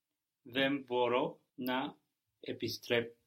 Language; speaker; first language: Greek; non-native, learner; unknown